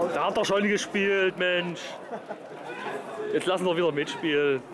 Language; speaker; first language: German; native; German